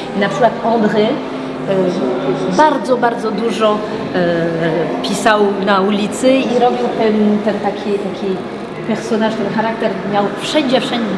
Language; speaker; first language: Polish; early bilingual, heritage; French